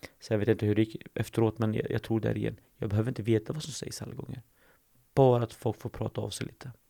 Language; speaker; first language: Swedish; early bilingual, other home language; Assyrian Neo-Aramaic